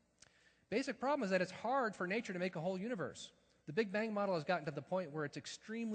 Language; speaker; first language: English; native; English